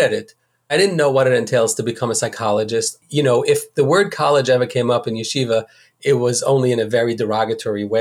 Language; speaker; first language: English; native; English